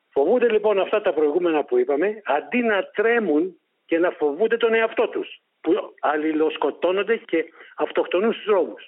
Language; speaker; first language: Greek; native; Greek